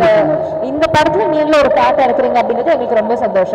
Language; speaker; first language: Tamil; native; Tamil